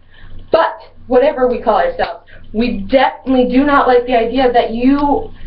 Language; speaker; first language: English; native; English